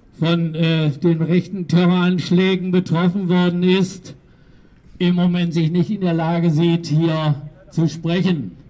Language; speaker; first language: German; native; German